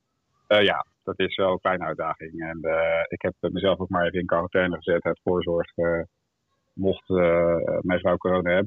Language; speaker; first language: Dutch; native; Dutch